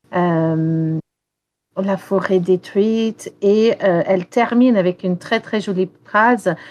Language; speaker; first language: French; early bilingual, heritage; French